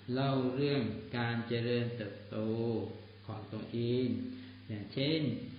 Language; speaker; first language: Thai; non-native, local second language; Malay